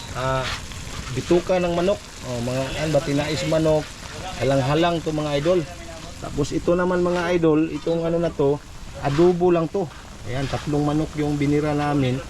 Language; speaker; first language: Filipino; non-native, local second language; Cebuano